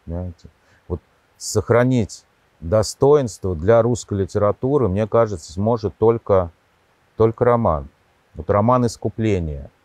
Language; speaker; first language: Russian; native; Russian